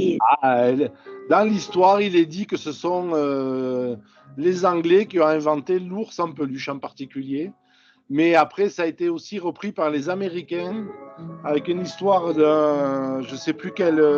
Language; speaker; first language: French; native; French